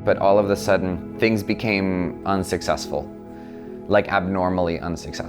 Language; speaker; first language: English; native; English